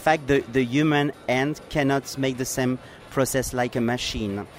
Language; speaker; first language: English; non-native, fluent; French